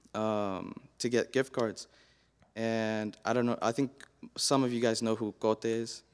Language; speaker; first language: English; native; English